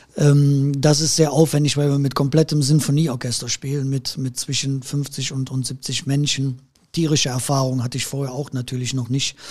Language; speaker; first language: German; native; German